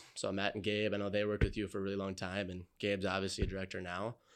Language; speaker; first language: English; native; English